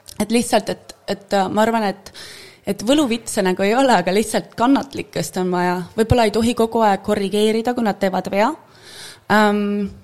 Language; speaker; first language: Estonian; native; Estonian